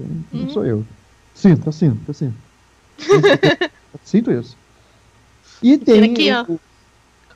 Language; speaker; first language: Portuguese; native; Portuguese